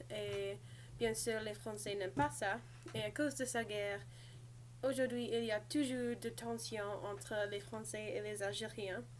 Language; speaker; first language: French; non-native, learner; English